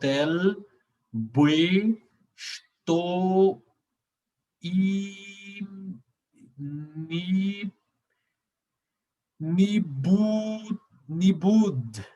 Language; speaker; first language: Russian; non-native, learner; Portuguese